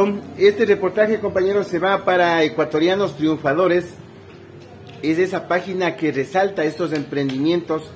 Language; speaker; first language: Spanish; native; Spanish